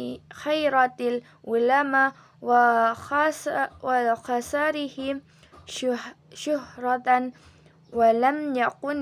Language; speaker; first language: Arabic; non-native, learner; Indonesian